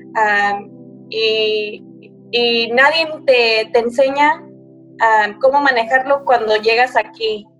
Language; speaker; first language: Spanish; early bilingual, heritage; Spanish